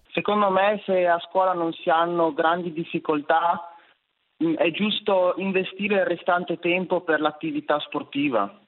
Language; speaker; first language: Italian; native; Italian